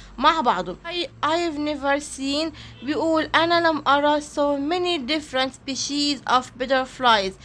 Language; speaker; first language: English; non-native, fluent; Arabic